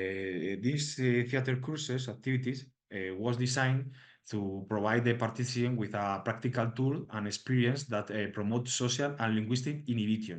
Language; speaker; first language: English; non-native, learner; Spanish